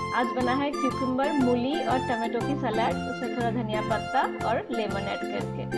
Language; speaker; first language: Hindi; non-native, local second language; Bangla